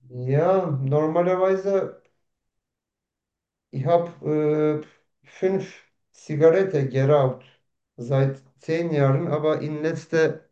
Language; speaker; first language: German; non-native, learner; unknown